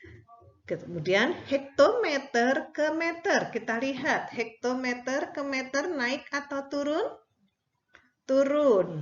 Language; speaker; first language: Indonesian; native; Indonesian